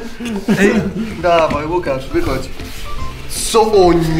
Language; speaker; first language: Polish; native; Polish